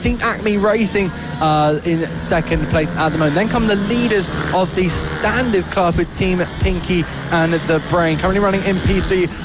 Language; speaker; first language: English; native; English